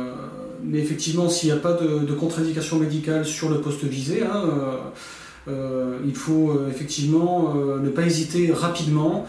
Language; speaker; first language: French; native; French